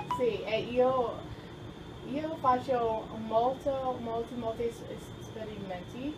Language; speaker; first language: Italian; non-native, learner; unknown